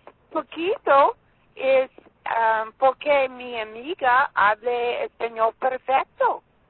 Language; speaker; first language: Spanish; non-native, learner; English